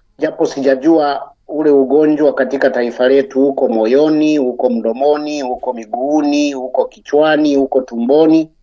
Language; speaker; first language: Swahili; non-native, local second language; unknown